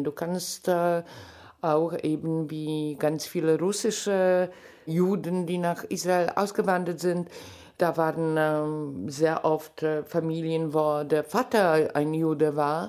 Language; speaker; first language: German; non-native, fluent; Polish